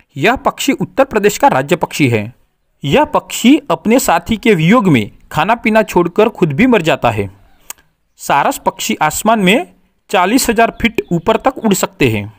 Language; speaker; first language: Hindi; non-native, local second language; Gujarati